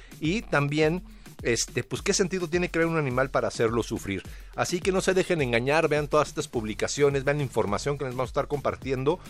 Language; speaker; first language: Spanish; native; Spanish